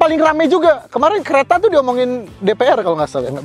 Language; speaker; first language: Indonesian; native; Indonesian